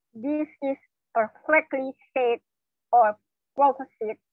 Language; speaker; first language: English; non-native, fluent; Indonesian